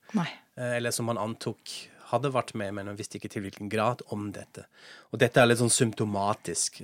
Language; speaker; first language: Norwegian; non-native, fluent; German